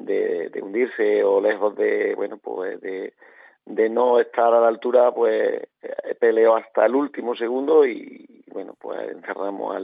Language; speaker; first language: Spanish; native; Spanish